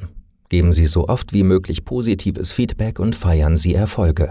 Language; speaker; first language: German; native; German